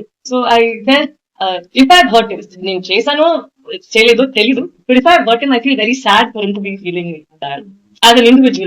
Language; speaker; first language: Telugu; non-native, fluent; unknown